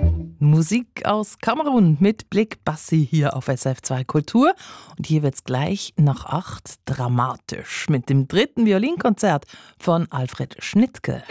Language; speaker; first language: German; native; German